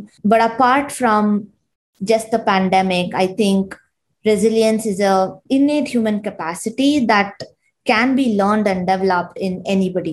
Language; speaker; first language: English; non-native, local second language; Kannada